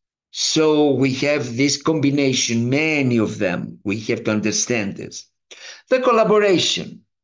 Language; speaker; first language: English; non-native, fluent; Greek